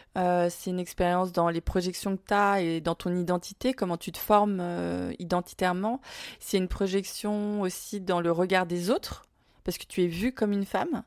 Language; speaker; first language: French; early bilingual, other home language; Vietnamese